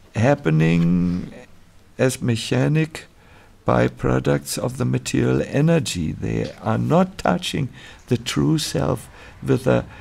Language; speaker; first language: English; non-native, fluent; German